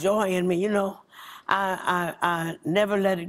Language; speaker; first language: English; native; English